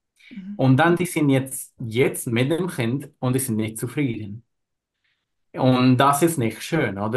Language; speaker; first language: German; non-native, learner; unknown